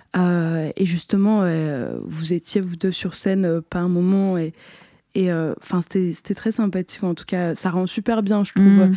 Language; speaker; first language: French; native; French